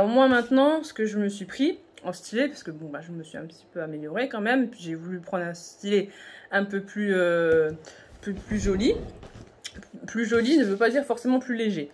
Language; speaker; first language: French; native; French